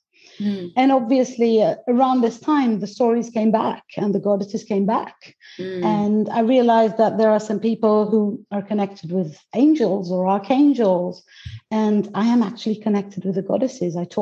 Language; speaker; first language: English; non-native, fluent; Greek